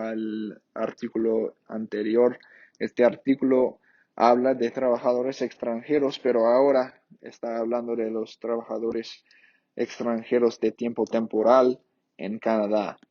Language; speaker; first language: Spanish; non-native, fluent; English